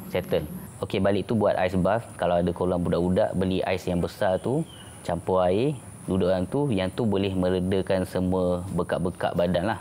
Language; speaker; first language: Malay; native; Malay